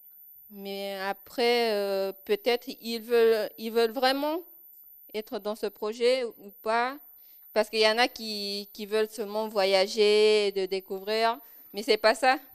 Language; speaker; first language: French; non-native, local second language; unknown